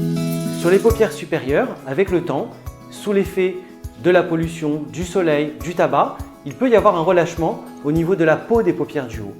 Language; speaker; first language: French; native; French